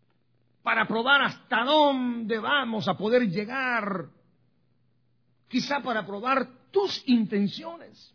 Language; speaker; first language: Spanish; native; Spanish